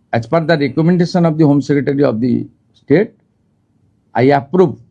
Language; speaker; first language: Hindi; non-native, local second language; Bangla